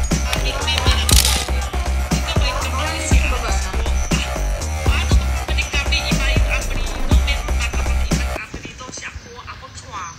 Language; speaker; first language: Filipino; non-native, learner; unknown